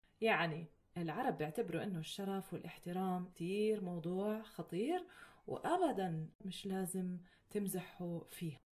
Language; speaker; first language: Arabic; native; Arabic